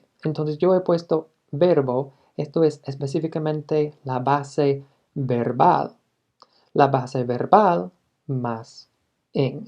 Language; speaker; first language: Spanish; non-native, fluent; English